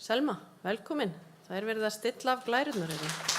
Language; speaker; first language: Icelandic; native; Icelandic